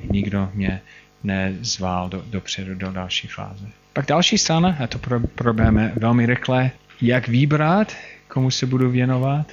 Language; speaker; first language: Czech; non-native, fluent; English